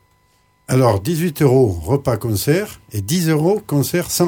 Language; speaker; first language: French; native; French